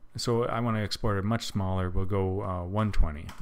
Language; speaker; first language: English; native; English